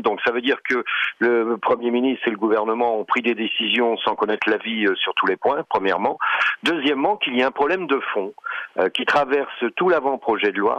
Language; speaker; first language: French; native; French